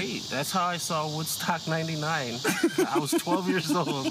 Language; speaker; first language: English; early bilingual, other home language; Spanish